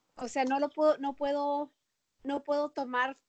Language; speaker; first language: Spanish; early bilingual, heritage; Spanish